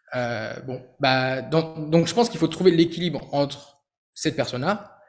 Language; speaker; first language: French; native; French